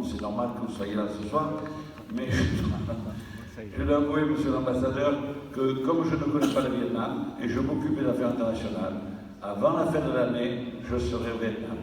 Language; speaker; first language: French; native; French